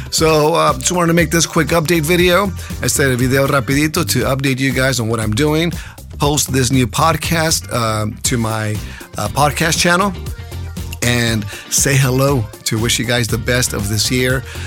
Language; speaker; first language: English; early bilingual, other home language; Spanish